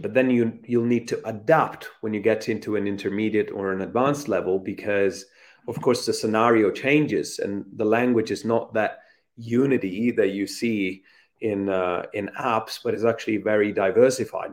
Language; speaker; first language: English; non-native, fluent; Italian